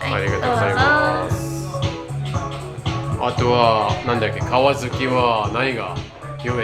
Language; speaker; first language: Japanese; non-native, learner; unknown